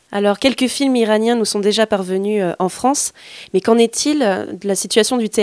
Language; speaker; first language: French; native; French